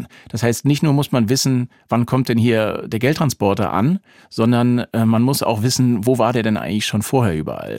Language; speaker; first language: German; native; German